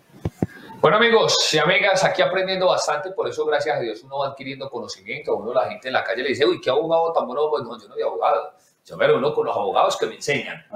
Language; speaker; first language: Spanish; native; Spanish